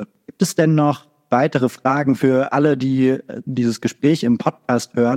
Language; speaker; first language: German; native; German